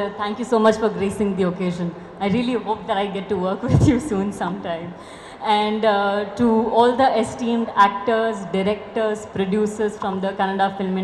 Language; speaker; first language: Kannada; non-native, local second language; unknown